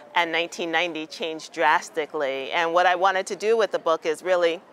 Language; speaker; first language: English; native; English